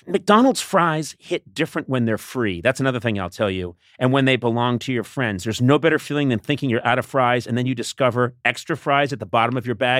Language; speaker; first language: English; native; English